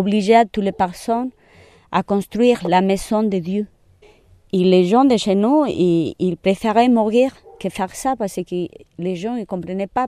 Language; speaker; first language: French; non-native, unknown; Spanish